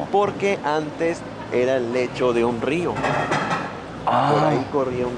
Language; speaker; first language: Spanish; native; Spanish